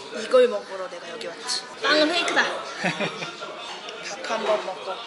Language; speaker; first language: Korean; native; Korean